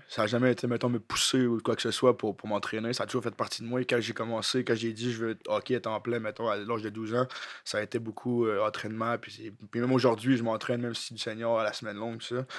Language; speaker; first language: French; native; French